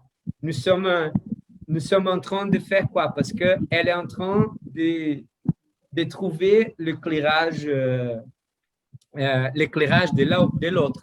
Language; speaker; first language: French; non-native, learner; Portuguese